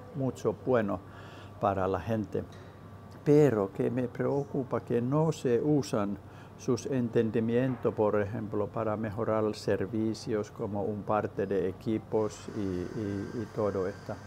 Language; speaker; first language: Spanish; non-native, learner; Finnish